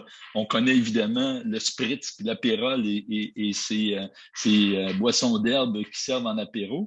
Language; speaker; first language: French; native; French